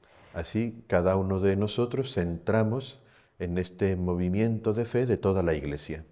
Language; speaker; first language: Spanish; native; Spanish